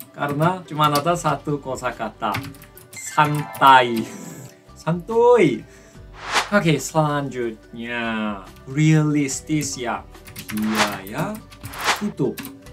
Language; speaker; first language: Indonesian; non-native, fluent; Korean